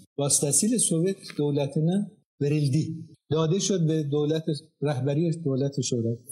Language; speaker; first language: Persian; non-native, local second language; Azerbaijani